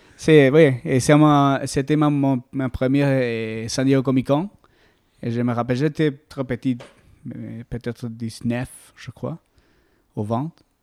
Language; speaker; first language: French; non-native, learner; Spanish